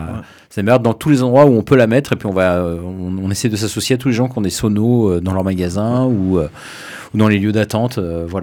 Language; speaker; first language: French; native; French